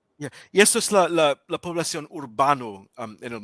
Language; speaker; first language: Spanish; non-native, learner; English